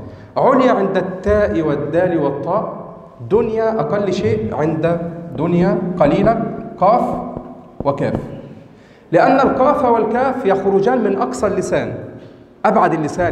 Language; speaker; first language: Arabic; native; Arabic